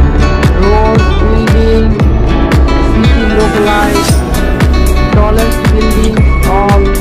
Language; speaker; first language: English; non-native, learner; Bangla